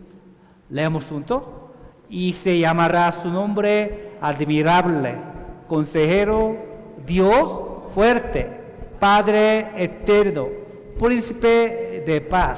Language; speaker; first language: Spanish; non-native, fluent; Korean